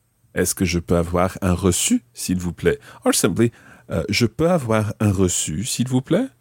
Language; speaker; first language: French; non-native, fluent; English